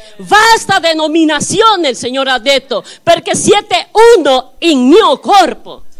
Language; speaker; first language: Italian; non-native, learner; Spanish